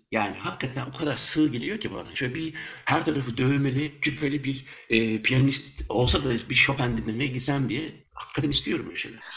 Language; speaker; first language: Turkish; early bilingual, heritage; Turkish